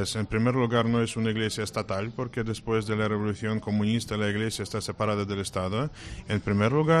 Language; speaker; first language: Spanish; non-native, fluent; Russian